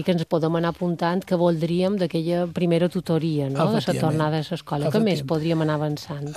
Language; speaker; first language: Catalan; native; Catalan